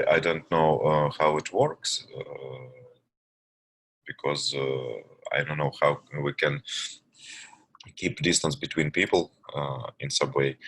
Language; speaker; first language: English; non-native, learner; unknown